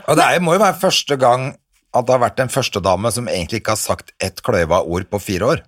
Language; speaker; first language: Norwegian; native; Norwegian